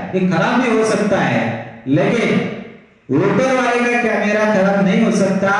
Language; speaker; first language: Hindi; non-native, local second language; Marathi